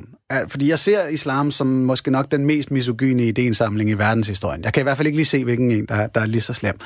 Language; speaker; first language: Danish; native; Danish